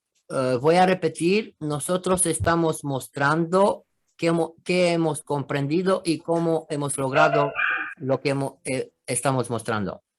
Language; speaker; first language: Spanish; non-native, fluent; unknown